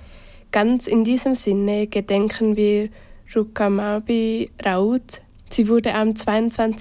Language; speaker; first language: German; native; German